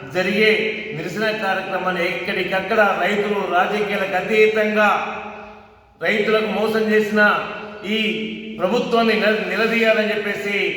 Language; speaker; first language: Telugu; native; Telugu